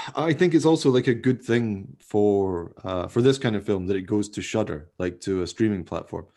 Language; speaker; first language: English; native; English